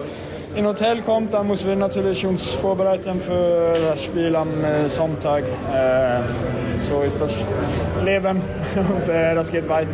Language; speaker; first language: German; non-native, learner; Swedish